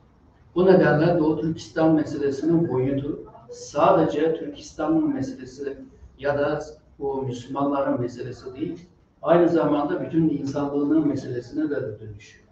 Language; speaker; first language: Turkish; non-native, fluent; Uyghur